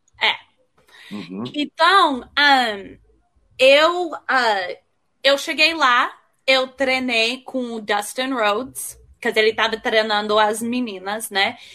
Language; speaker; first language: Portuguese; early bilingual, heritage; Portuguese